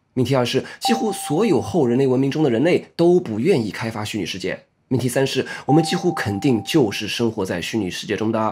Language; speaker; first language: Chinese; native; Chinese